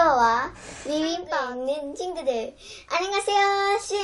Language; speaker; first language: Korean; early bilingual, heritage; Korean